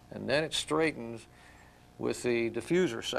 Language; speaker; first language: English; native; English